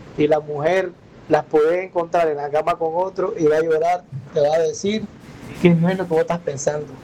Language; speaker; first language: Spanish; native; Spanish